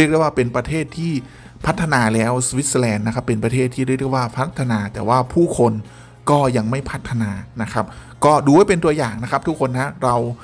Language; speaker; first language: Thai; native; Thai